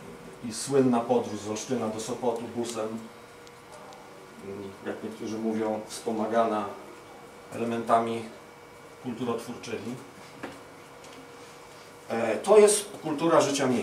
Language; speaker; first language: Polish; native; Polish